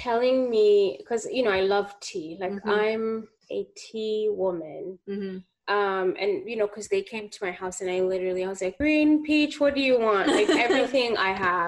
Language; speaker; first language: English; non-native, local second language; Ganda